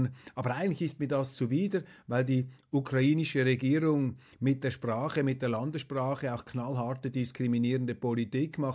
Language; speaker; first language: German; native; German